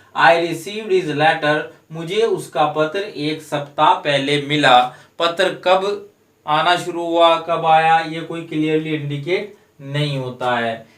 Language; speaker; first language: Hindi; native; Hindi